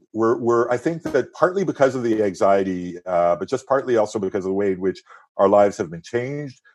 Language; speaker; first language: English; non-native, fluent; French